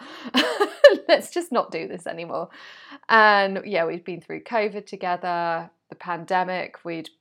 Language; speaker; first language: English; native; English